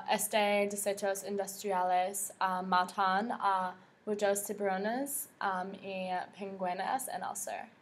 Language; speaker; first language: Spanish; non-native, learner; English